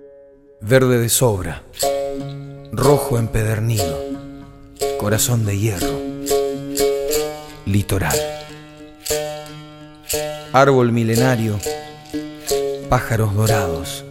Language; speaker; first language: Spanish; native; Spanish